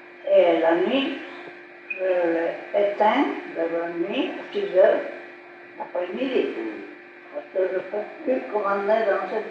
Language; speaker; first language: French; non-native, local second language; Basque